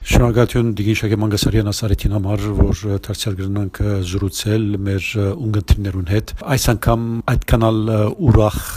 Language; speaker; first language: Armenian; early bilingual, heritage; Armenian